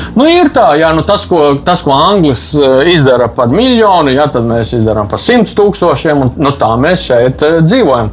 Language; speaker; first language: Latvian; native; Latvian